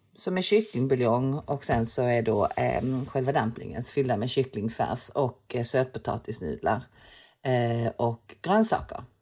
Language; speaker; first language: Swedish; early bilingual, other home language; Korean